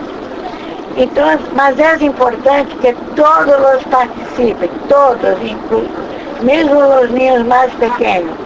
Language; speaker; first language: Spanish; non-native, fluent; Portuguese